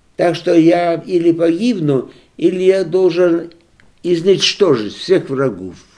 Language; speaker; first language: Russian; non-native, local second language; Lithuanian